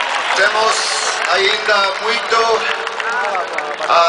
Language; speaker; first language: Portuguese; non-native, fluent; English